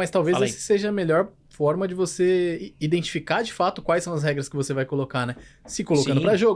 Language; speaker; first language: Portuguese; native; Portuguese